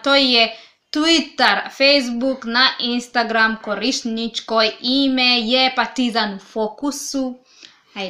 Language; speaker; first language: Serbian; non-native, learner; English